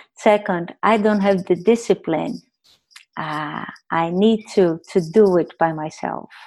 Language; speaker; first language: English; non-native, fluent; Portuguese